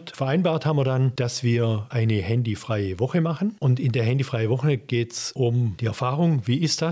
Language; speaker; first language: German; native; German